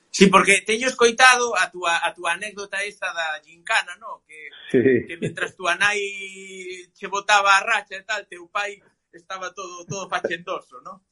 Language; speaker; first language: Galician; native; Galician